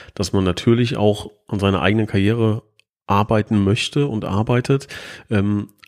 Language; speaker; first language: German; native; German